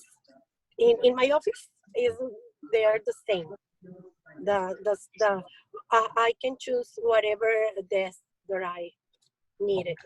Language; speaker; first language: English; non-native, learner; Spanish